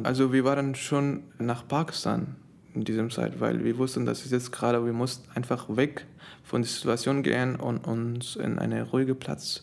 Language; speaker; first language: German; non-native, fluent; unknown